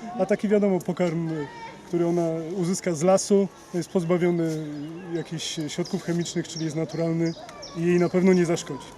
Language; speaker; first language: Polish; native; Polish